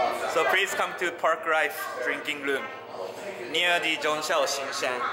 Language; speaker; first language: English; non-native, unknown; Japanese